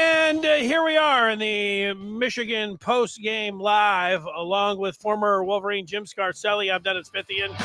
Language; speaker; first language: English; native; English